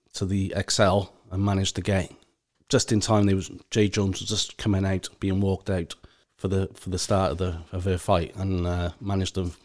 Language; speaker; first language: English; native; English